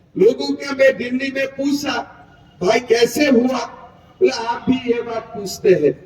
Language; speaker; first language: Hindi; non-native, local second language; Assamese